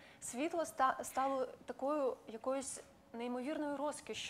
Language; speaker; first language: Ukrainian; non-native, local second language; Russian